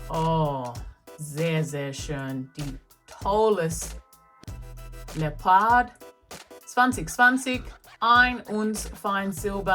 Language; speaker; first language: German; non-native, learner; English